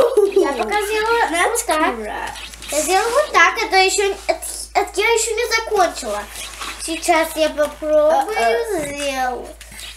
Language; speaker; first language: Russian; early bilingual, heritage; Russian